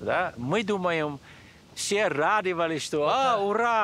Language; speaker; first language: Russian; non-native, fluent; Dutch